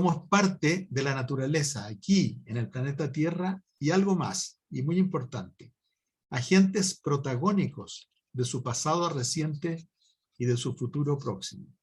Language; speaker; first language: Spanish; native; Spanish